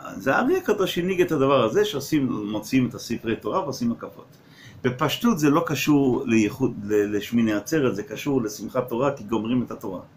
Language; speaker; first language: Hebrew; non-native, fluent; English